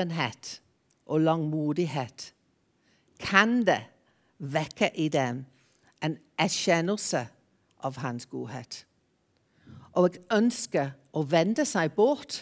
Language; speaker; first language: Norwegian; non-native, fluent; English